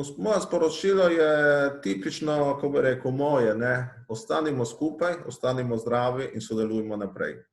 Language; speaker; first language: Slovenian; native; Slovenian